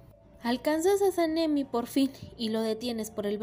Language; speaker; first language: Spanish; native; Spanish